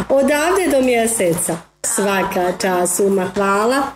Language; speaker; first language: Croatian; native; Croatian